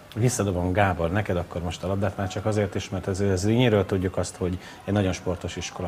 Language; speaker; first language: Hungarian; native; Hungarian